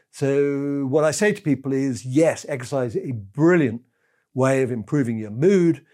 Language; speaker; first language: English; native; English